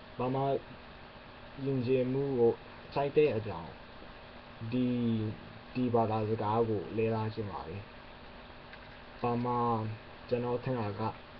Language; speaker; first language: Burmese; non-native, learner; English